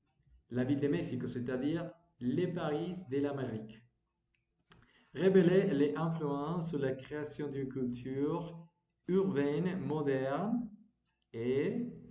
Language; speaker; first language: French; non-native, learner; Spanish